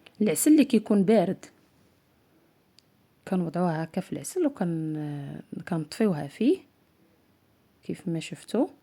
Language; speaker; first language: Arabic; native; Arabic